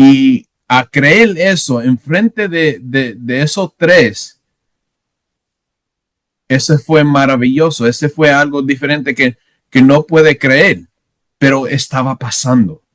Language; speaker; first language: Spanish; non-native, learner; English